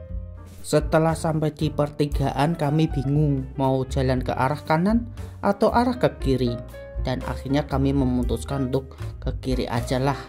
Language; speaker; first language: Indonesian; native; Indonesian